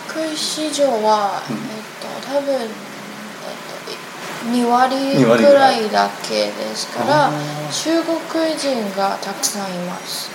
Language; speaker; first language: Japanese; non-native, learner; Chinese